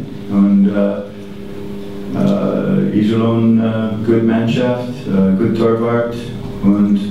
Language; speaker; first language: German; non-native, learner; English